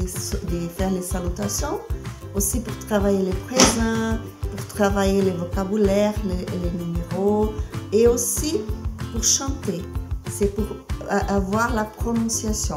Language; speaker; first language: French; non-native, fluent; Portuguese